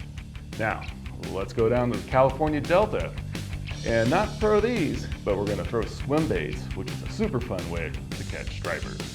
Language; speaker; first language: English; native; English